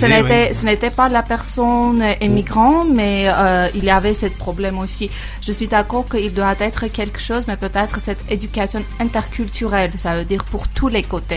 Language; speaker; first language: French; non-native, learner; Armenian